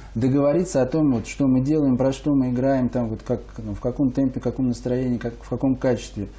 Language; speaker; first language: Russian; native; Russian